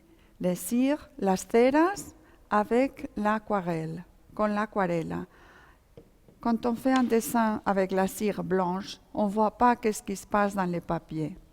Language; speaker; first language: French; non-native, fluent; Spanish